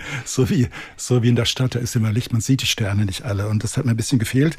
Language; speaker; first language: German; native; German